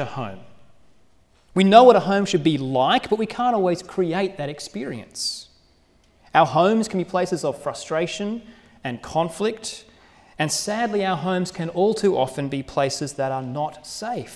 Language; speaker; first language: English; native; English